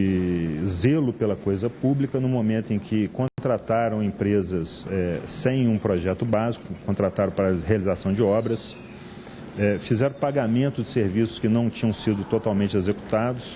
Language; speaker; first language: Portuguese; native; Portuguese